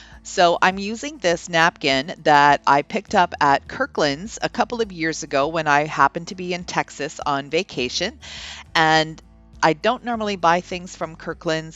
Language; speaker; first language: English; native; English